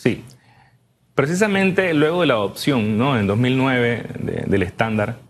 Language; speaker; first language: Spanish; native; Spanish